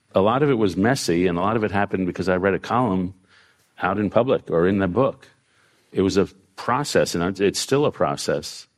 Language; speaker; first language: English; native; English